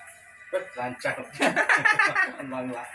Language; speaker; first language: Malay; non-native, learner; Bangla